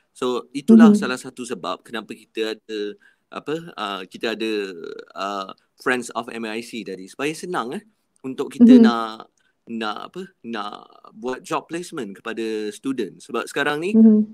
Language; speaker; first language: Malay; native; Malay